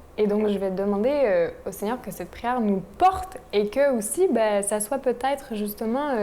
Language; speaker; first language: French; native; French